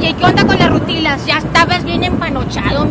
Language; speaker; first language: Spanish; native; Spanish